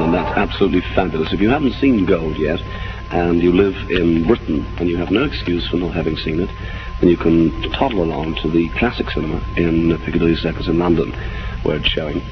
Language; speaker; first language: English; native; English